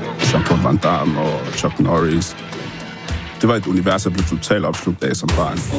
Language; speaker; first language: Danish; early bilingual, other home language; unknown